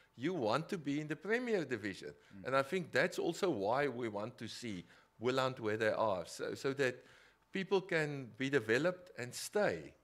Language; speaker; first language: English; non-native, local second language; Afrikaans